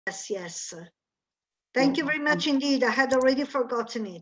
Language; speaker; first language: English; non-native, fluent; Italian